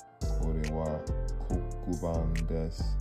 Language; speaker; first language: Japanese; non-native, learner; English